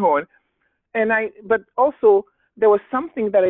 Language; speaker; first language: English; non-native, fluent; Haitian Creole